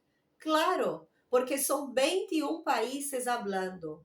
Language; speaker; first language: Spanish; non-native, fluent; Portuguese